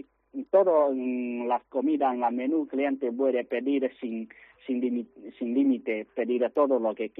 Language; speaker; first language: Spanish; non-native, learner; Chinese